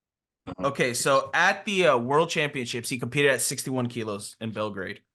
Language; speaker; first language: English; native; English